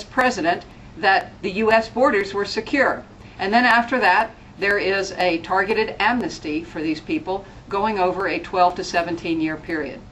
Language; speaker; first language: English; native; English